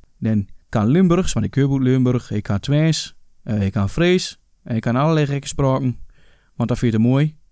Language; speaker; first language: Dutch; native; Dutch